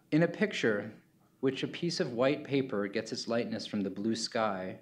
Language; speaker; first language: English; native; English